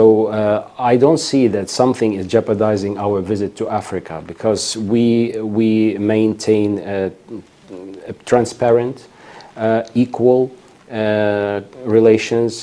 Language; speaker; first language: English; non-native, fluent; Ukrainian